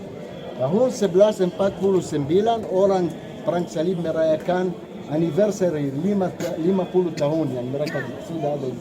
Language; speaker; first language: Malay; non-native, fluent; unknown